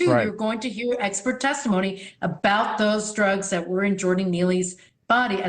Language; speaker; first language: English; native; English